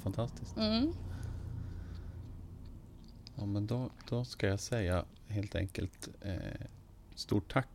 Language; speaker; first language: Swedish; native; Swedish